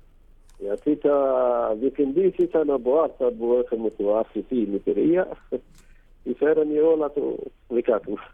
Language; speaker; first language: Greek; non-native, learner; Arabic